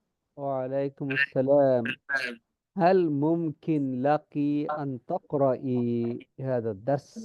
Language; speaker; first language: Arabic; non-native, fluent; Bangla